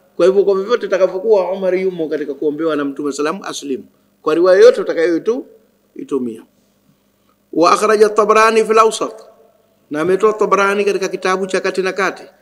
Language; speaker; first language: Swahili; native; Swahili